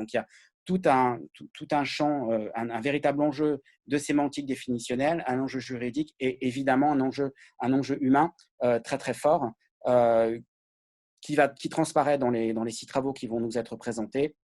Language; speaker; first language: French; native; French